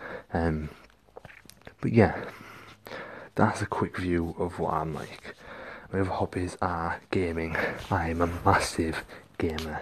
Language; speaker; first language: English; native; English